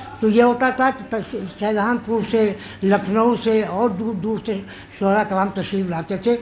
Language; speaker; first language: Urdu; native; Urdu